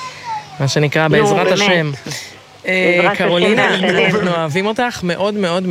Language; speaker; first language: Hebrew; native; Hebrew